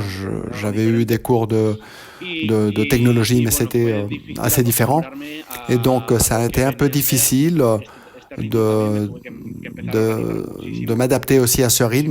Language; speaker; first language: French; non-native, fluent; Spanish